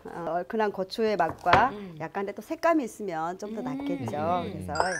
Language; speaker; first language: Korean; native; Korean